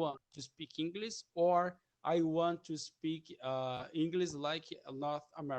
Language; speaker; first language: English; non-native, learner; Portuguese